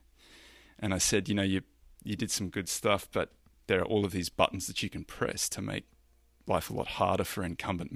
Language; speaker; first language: English; native; English